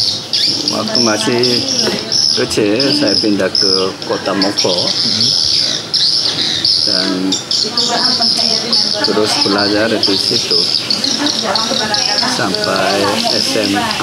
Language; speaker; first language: Indonesian; non-native, learner; Korean